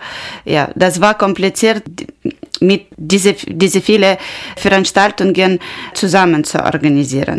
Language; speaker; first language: German; non-native, learner; Ukrainian